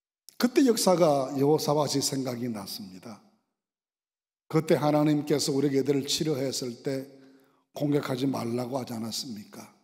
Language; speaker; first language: Korean; native; Korean